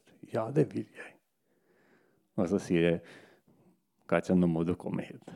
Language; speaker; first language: Norwegian; non-native, local second language; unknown